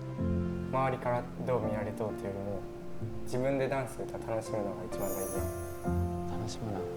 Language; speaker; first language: Japanese; native; Japanese